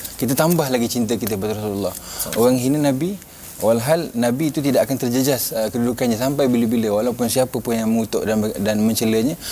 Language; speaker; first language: Malay; native; Malay